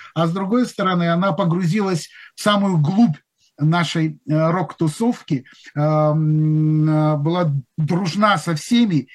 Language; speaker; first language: Russian; native; Russian